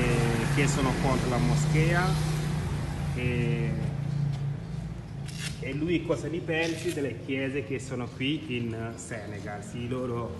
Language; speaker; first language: Italian; non-native, learner; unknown